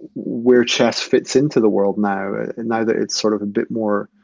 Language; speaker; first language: English; native; English